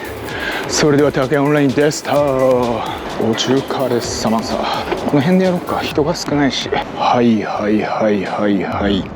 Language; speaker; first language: Japanese; native; Japanese